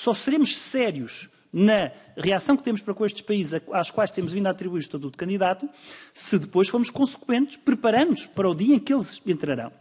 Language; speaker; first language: Portuguese; native; Portuguese